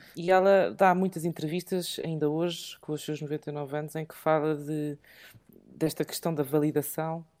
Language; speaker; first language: Portuguese; early bilingual, other home language; English